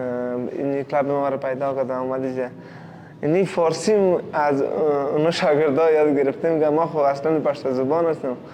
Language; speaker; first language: Persian; non-native, learner; Pashto